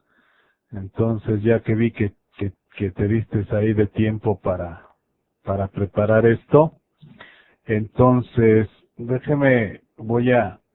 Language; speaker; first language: Spanish; native; Spanish